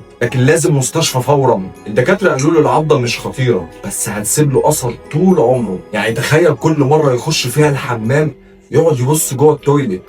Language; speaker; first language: Arabic; native; Arabic